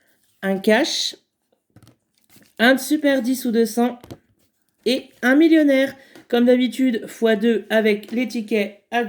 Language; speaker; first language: French; native; French